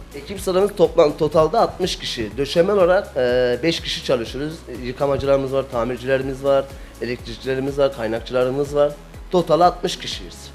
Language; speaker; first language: Turkish; native; Turkish